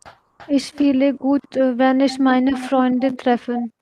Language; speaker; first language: German; non-native, learner; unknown